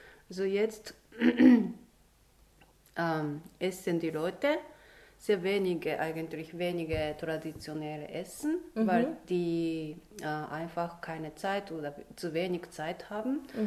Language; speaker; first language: German; non-native, fluent; Japanese